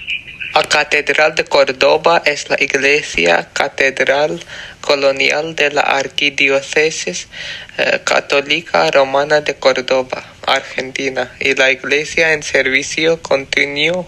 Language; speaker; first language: Spanish; non-native, learner; English